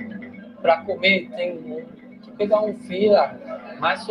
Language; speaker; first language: Portuguese; non-native, learner; Haitian Creole